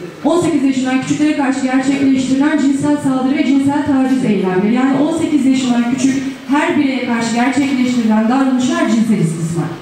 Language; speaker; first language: Turkish; native; Turkish